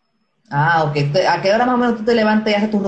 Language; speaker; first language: Spanish; native; Spanish